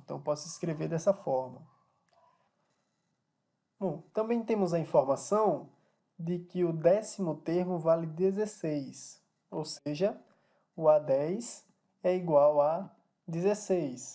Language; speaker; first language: Portuguese; native; Portuguese